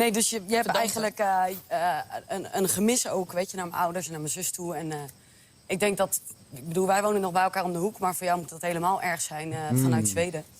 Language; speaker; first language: Dutch; native; Dutch